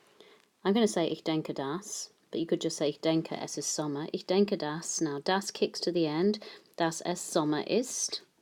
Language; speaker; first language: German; non-native, fluent; English